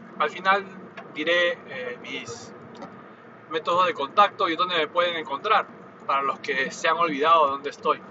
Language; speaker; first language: Spanish; native; Spanish